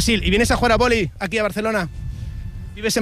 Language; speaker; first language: Spanish; native; Spanish